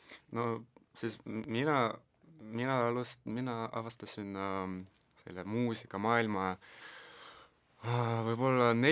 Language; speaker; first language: Estonian; non-native, local second language; Russian